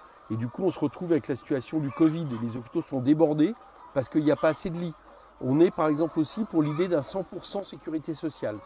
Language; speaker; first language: French; native; French